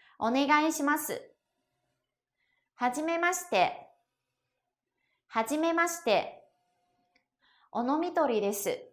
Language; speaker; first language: Japanese; non-native, fluent; Chinese